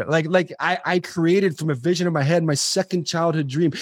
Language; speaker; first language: English; native; English